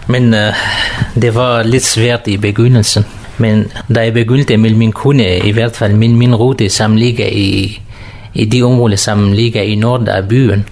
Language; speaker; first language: Danish; non-native, learner; Kurdish